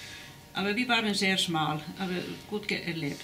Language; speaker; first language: German; non-native, fluent; Finnish